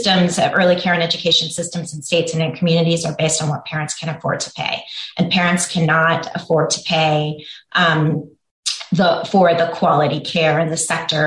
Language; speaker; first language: English; native; English